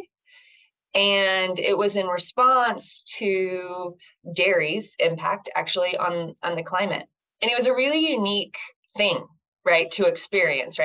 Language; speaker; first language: English; native; English